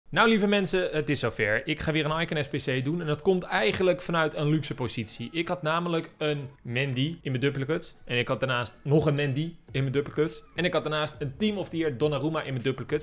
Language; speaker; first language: Dutch; native; Dutch